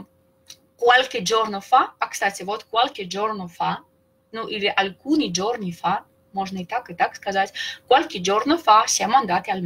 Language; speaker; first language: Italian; non-native, fluent; Russian